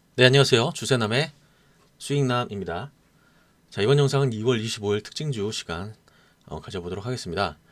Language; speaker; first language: Korean; native; Korean